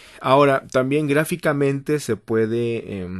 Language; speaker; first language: Spanish; native; Spanish